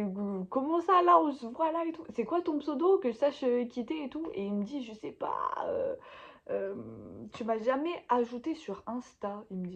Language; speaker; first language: French; native; French